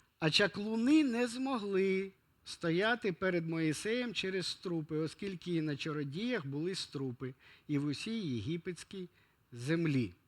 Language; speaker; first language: Ukrainian; non-native, local second language; Russian